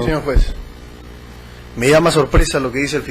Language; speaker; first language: Spanish; native; Spanish